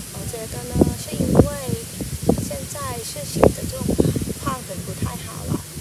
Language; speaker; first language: Chinese; non-native, learner; Thai